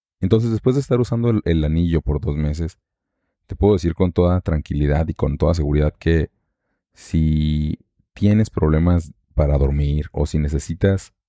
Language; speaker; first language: Spanish; native; Spanish